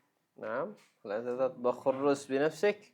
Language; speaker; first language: Arabic; non-native, fluent; Indonesian